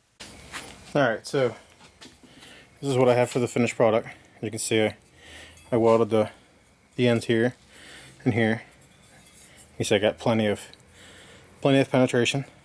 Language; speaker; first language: English; native; English